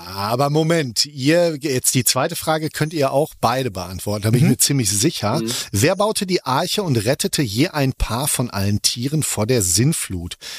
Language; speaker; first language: German; native; German